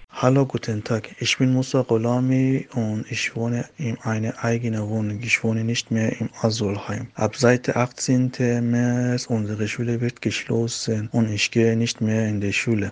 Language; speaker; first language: German; non-native, learner; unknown